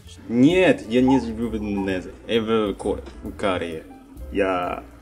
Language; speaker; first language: Russian; non-native, learner; Indonesian